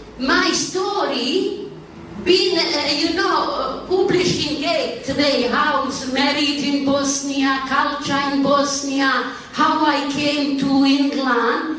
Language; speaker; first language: English; non-native, learner; Bosnian